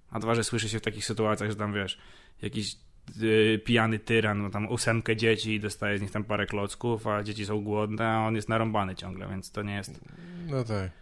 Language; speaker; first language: Polish; native; Polish